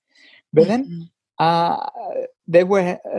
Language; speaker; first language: English; non-native, fluent; French